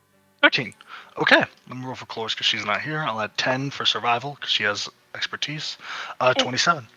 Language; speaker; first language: English; native; English